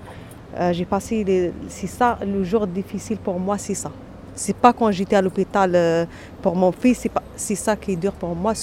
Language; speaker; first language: French; non-native, local second language; Arabic